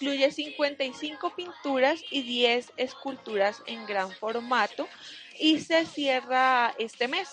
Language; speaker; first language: Spanish; native; Spanish